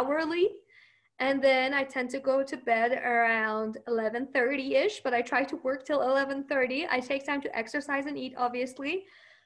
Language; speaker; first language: English; early bilingual, other home language; Persian